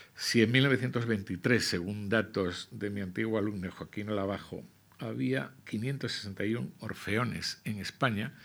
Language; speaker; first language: Spanish; native; Spanish